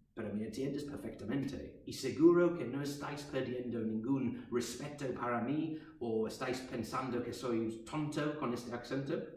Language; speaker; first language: Spanish; non-native, fluent; English